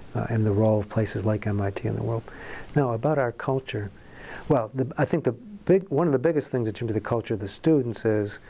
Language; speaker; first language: English; native; English